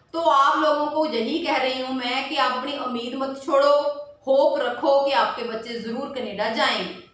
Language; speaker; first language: Hindi; non-native, local second language; Punjabi